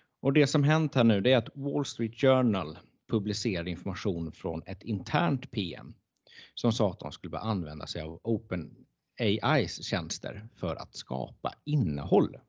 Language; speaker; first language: Swedish; native; Swedish